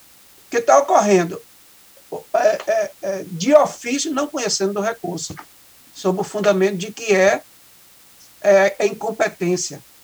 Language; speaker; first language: Portuguese; native; Portuguese